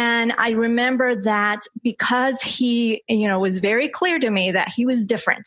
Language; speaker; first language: English; early bilingual, other home language; Spanish